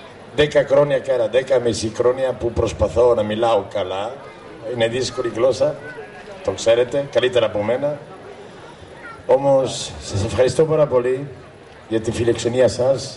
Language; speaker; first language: Greek; non-native, fluent; Spanish